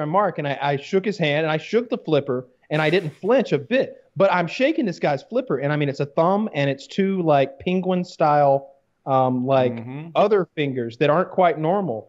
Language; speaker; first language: English; native; English